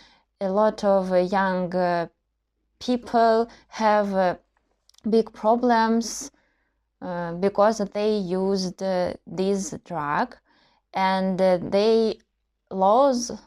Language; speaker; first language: English; non-native, learner; Russian